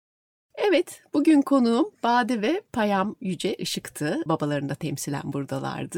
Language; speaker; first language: Turkish; native; Turkish